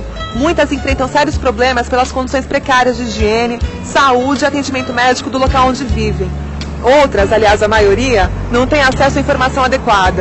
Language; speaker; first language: Portuguese; native; Portuguese